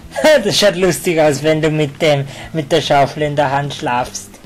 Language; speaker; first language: German; native; German